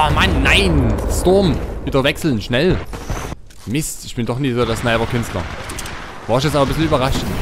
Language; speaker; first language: German; native; German